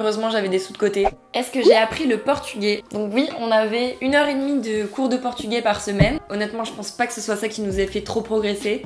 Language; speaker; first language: French; native; French